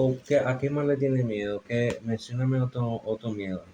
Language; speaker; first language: Spanish; native; Spanish